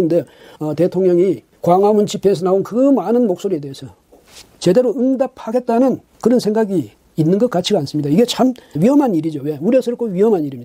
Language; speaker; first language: Korean; native; Korean